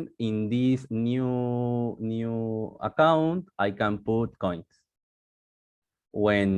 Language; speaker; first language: English; non-native, learner; Spanish